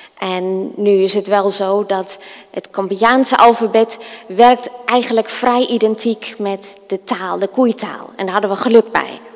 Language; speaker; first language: Dutch; native; Dutch